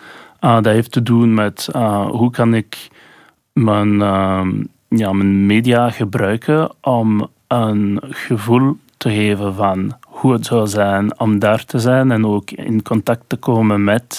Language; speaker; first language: Dutch; non-native, local second language; French